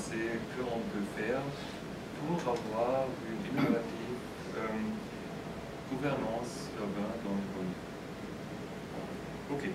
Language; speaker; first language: French; non-native, fluent; German